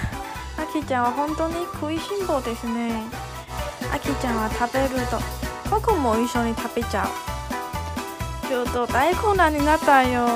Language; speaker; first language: Japanese; non-native, fluent; Chinese